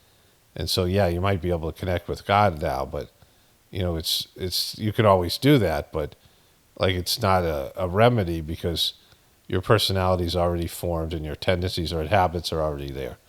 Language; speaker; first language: English; native; English